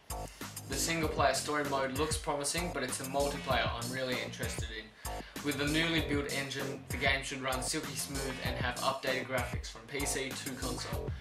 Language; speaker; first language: English; native; English